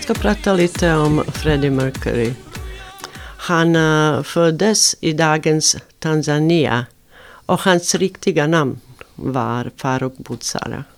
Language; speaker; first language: Swedish; non-native, learner; Arabic